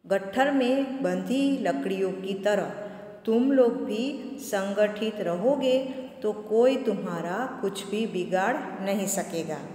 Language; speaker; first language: Hindi; non-native, local second language; Gujarati